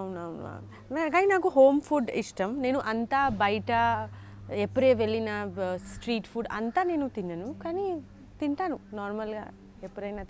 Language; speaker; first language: Telugu; non-native, learner; Bangla